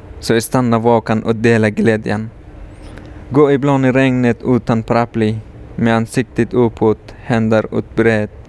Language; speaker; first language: Swedish; non-native, learner; Persian